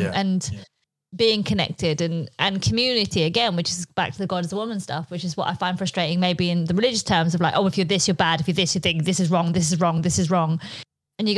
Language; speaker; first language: English; non-native, local second language; Polish